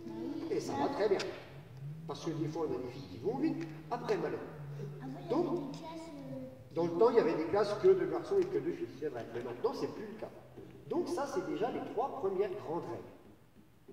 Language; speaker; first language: French; native; French